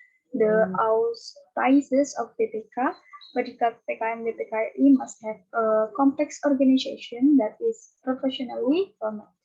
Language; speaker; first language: English; non-native, learner; Indonesian